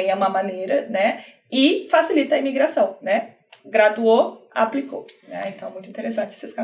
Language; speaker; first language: Portuguese; native; Portuguese